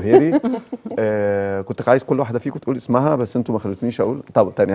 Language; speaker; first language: Arabic; native; Arabic